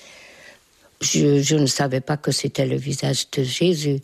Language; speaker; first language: French; non-native, fluent; Hungarian